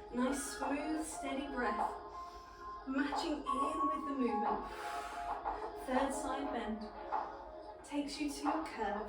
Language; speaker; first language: English; native; English